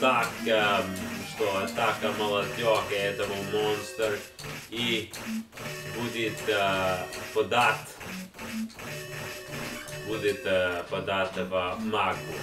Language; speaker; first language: Russian; non-native, learner; English